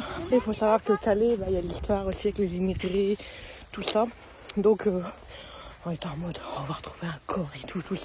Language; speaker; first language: French; native; French